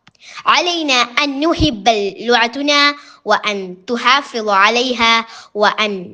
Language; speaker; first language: Arabic; non-native, learner; Malayalam